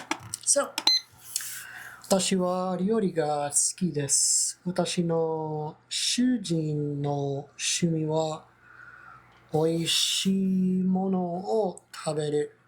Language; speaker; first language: Japanese; non-native, learner; English